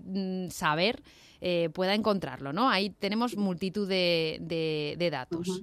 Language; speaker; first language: Spanish; native; Spanish